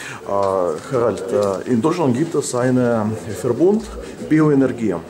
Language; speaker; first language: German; non-native, learner; Russian